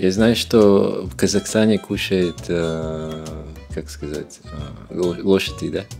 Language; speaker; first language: Russian; non-native, learner; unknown